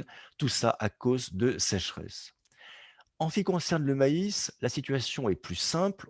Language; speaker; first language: French; native; French